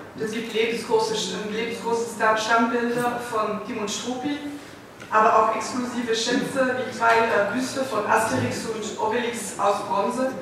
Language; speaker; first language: German; non-native, fluent; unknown